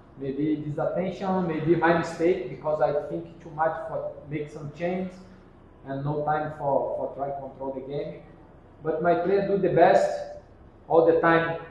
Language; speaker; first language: English; non-native, learner; Portuguese